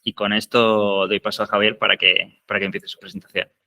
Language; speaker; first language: Spanish; native; Spanish